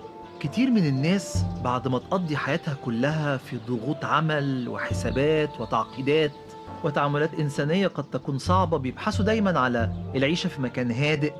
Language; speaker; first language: Arabic; native; Arabic